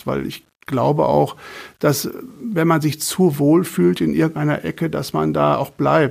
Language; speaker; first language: German; native; German